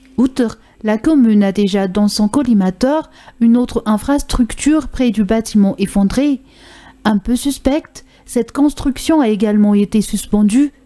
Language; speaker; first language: French; non-native, local second language; Malagasy